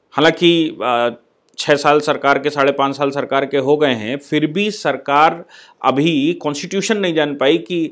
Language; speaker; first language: Hindi; native; Hindi